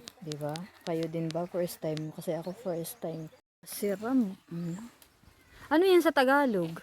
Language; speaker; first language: Filipino; non-native, local second language; Bikol